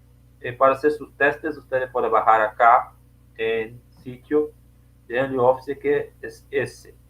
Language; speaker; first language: Spanish; non-native, learner; Portuguese